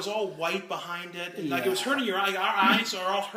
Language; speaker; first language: English; native; English